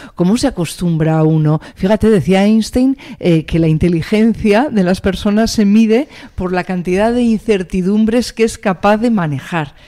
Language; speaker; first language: Spanish; native; Spanish